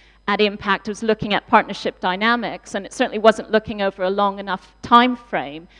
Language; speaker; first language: English; native; English